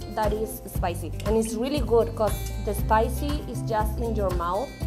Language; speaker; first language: English; non-native, learner; Spanish